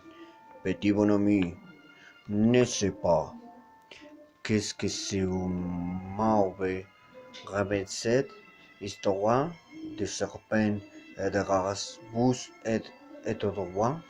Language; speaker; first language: French; non-native, learner; Spanish